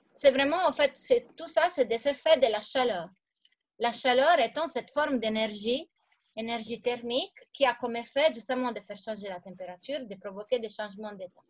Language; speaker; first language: French; non-native, fluent; Italian